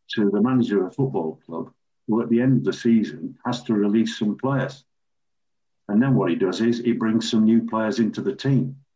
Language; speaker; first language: English; native; English